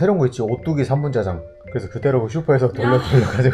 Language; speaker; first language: Korean; native; Korean